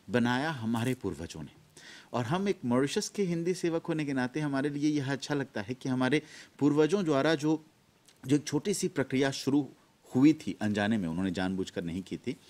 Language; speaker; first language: Hindi; early bilingual, heritage; Hindi